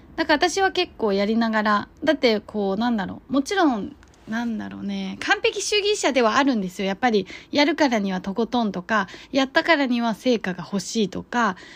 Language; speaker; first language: Japanese; non-native, fluent; Chinese